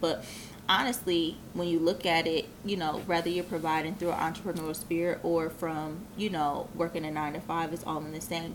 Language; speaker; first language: English; native; English